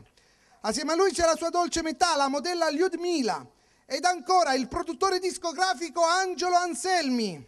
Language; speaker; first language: Italian; native; Italian